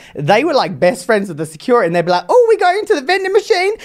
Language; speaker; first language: English; native; English